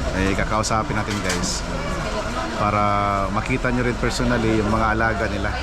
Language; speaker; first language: Filipino; non-native, local second language; Cebuano